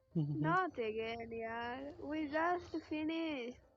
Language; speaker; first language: English; non-native, learner; Bangla